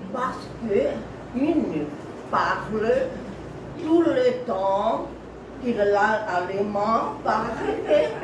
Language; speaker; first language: French; non-native, learner; Portuguese